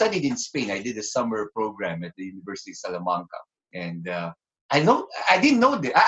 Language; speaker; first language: English; non-native, local second language; Filipino